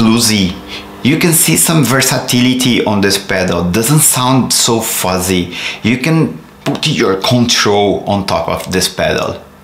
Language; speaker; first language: English; non-native, fluent; Portuguese